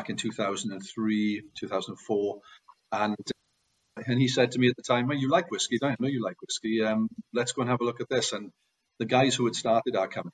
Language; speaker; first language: English; native; English